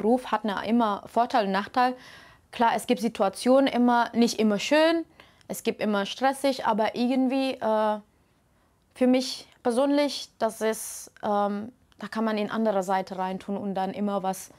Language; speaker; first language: German; non-native, learner; Indonesian